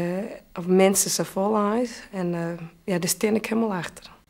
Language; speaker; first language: Dutch; non-native, local second language; Western Frisian